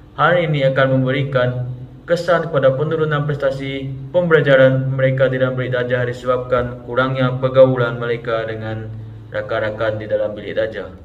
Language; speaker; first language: Malay; non-native, local second language; Iban